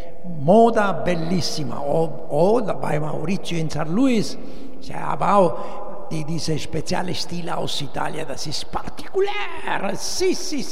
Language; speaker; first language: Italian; non-native, learner; German